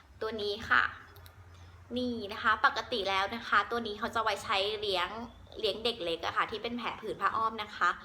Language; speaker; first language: Thai; native; Thai